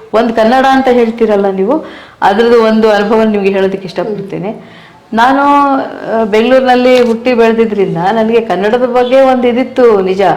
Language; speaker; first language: Kannada; native; Kannada